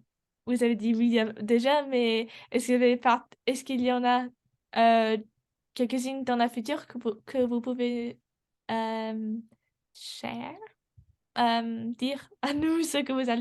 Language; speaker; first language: French; non-native, learner; English